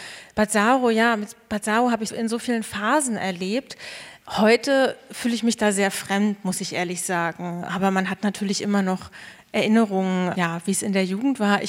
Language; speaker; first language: German; native; German